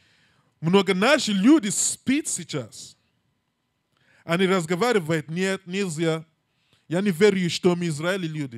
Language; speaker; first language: Russian; non-native, learner; English